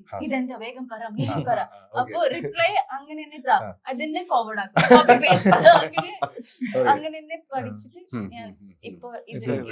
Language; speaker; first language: Malayalam; non-native, learner; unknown